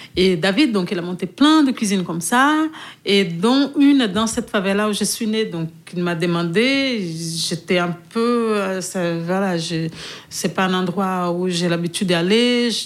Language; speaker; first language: French; non-native, fluent; Portuguese